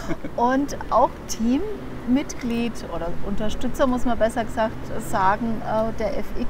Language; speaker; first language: German; native; German